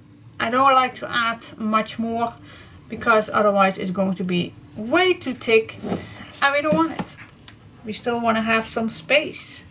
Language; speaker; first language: English; non-native, fluent; Dutch